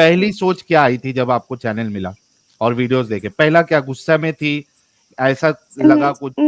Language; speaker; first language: Hindi; native; Hindi